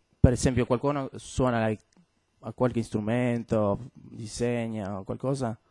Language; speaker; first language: Italian; non-native, learner; Spanish